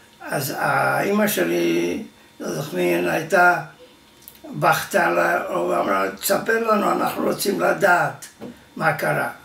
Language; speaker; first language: Hebrew; non-native, fluent; Yiddish